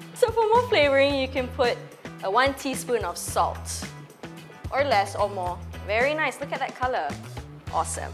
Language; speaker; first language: English; non-native, local second language; Malay